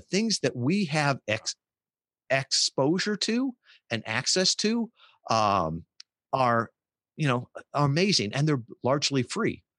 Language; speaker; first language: English; native; English